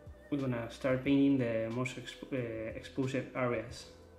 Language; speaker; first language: English; non-native, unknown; Spanish